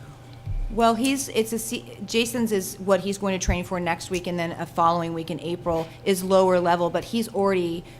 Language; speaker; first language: English; native; English